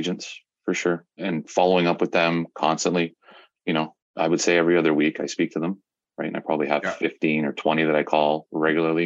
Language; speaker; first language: English; native; English